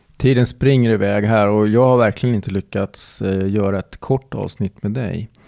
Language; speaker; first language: Swedish; native; Swedish